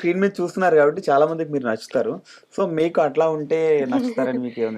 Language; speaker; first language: Telugu; native; Telugu